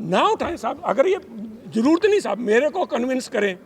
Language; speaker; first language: Hindi; non-native, local second language; Punjabi